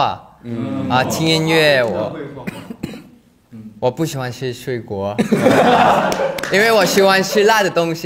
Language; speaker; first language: Chinese; non-native, learner; Thai